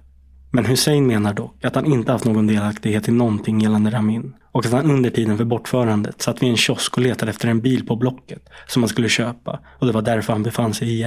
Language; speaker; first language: Swedish; native; Swedish